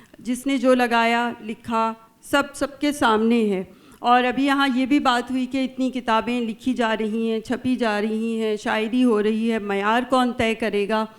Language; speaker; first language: Urdu; native; Urdu